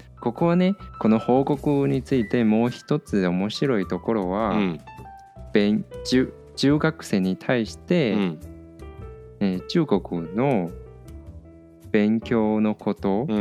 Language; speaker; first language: Japanese; non-native, fluent; Chinese